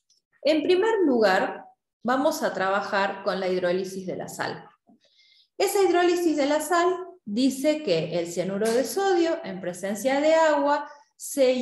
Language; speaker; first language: Spanish; native; Spanish